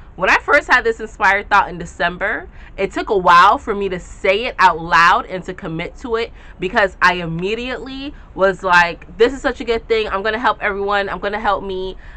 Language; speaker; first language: English; native; English